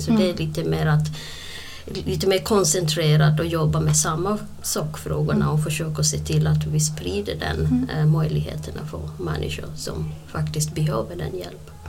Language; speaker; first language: Swedish; non-native, fluent; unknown